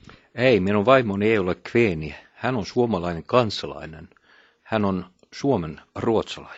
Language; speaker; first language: Finnish; early bilingual, heritage; Norwegian